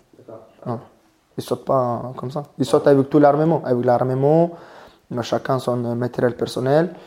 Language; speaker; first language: French; non-native, learner; Mongolian